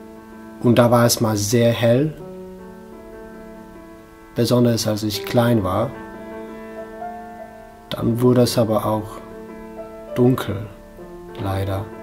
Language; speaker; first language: German; non-native, fluent; Bosnian